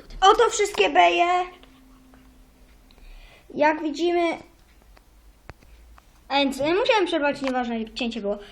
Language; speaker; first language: Polish; native; Polish